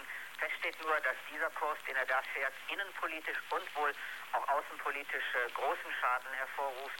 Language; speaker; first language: German; native; German